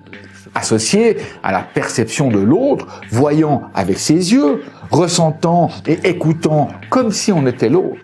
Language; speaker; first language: French; native; French